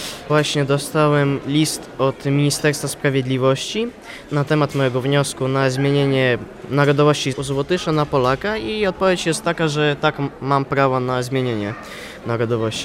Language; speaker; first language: Polish; non-native, local second language; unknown